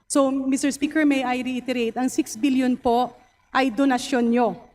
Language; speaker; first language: Filipino; non-native, local second language; Waray